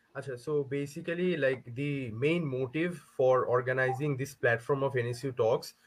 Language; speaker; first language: English; non-native, local second language; Bangla